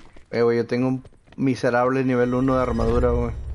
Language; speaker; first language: Spanish; early bilingual, heritage; Spanish